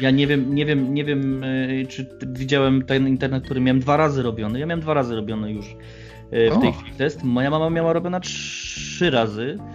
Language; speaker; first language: Polish; native; Polish